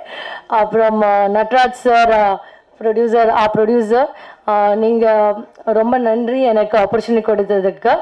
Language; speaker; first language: Tamil; non-native, learner; Kannada